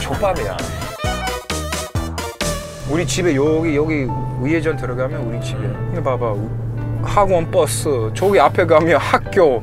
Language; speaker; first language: Korean; non-native, learner; English